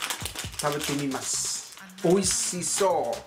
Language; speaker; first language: Japanese; non-native, learner; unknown